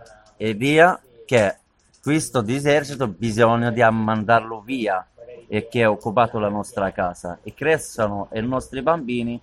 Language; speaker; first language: Italian; non-native, learner; Arabic